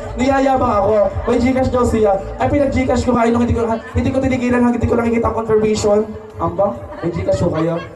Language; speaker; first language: Filipino; native; Filipino